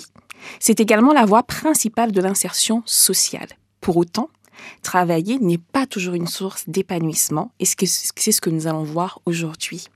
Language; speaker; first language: French; native; French